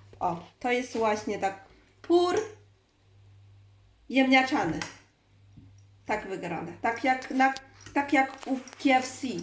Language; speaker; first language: Polish; non-native, learner; Chinese